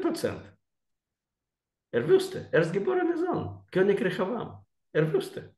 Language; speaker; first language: German; non-native, learner; Russian